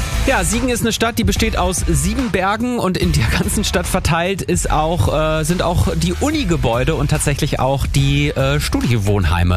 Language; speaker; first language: German; native; German